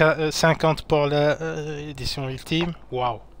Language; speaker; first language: French; non-native, local second language; Arabic